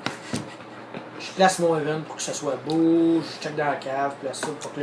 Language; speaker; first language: French; native; French